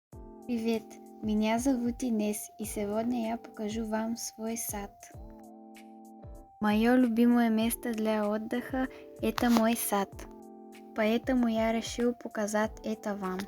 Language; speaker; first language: Russian; non-native, learner; Bulgarian